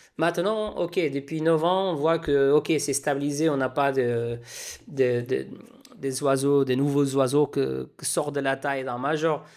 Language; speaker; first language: French; non-native, fluent; Spanish